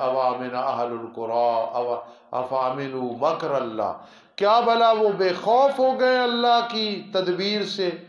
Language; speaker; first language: Urdu; non-native, local second language; Punjabi